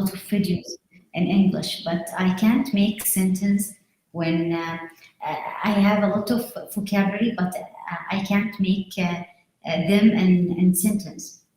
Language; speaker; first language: English; non-native, learner; Arabic